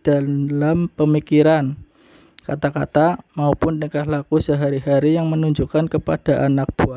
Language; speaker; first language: Indonesian; native; Indonesian